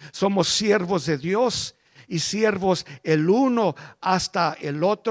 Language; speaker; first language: Spanish; early bilingual, heritage; Spanish